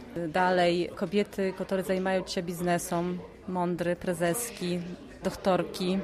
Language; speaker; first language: Polish; non-native, local second language; Ukrainian